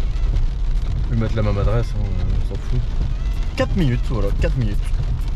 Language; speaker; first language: French; native; French